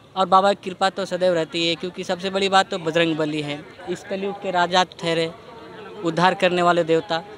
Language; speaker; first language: Hindi; native; Hindi